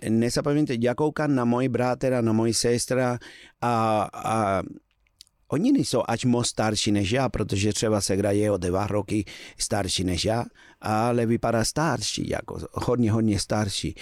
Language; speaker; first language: Czech; non-native, fluent; Spanish